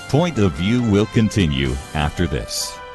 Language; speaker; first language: English; native; English